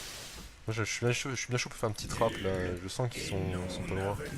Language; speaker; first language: French; native; French